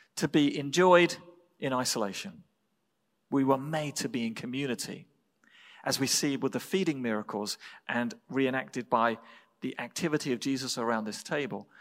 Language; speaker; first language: English; native; English